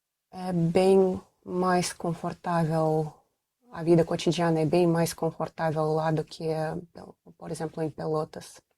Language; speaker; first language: Portuguese; non-native, fluent; Russian